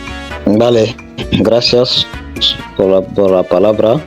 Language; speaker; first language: Spanish; non-native, fluent; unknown